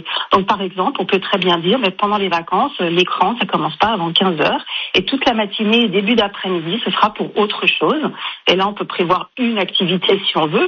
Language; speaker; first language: French; native; French